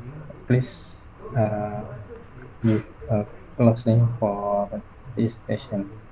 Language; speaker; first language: English; non-native, fluent; Indonesian